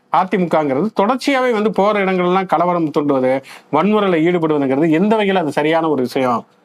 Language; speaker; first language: Tamil; native; Tamil